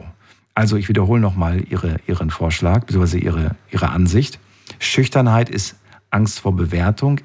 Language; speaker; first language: German; native; German